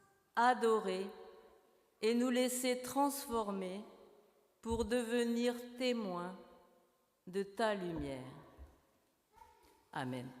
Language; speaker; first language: French; native; French